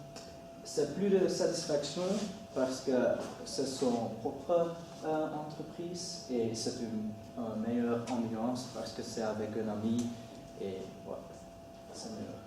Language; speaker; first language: French; non-native, learner; Dutch